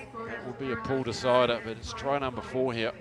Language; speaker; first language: English; native; English